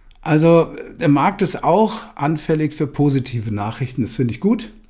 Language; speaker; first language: German; native; German